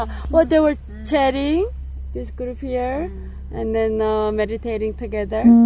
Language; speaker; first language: English; non-native, fluent; Korean